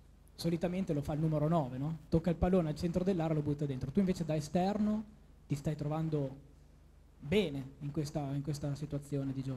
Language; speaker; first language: Italian; native; Italian